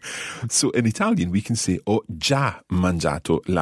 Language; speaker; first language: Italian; non-native, fluent; English